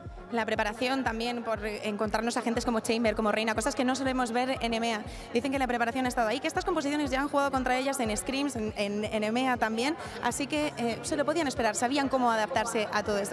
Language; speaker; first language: Spanish; native; Spanish